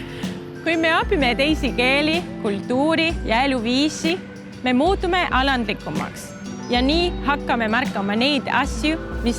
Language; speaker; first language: Estonian; non-native, fluent; Spanish